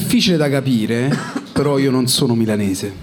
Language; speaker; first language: Italian; native; Italian